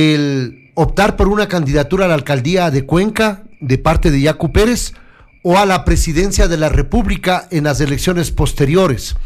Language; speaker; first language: Spanish; native; Spanish